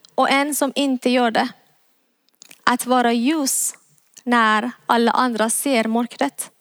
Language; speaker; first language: Swedish; non-native, fluent; Persian